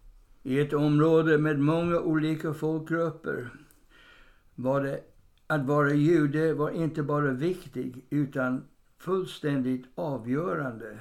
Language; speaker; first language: Swedish; non-native, fluent; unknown